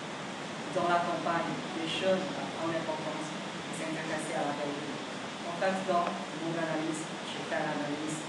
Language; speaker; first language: French; non-native, learner; Vietnamese